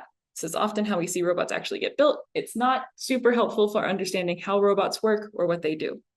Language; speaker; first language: English; native; English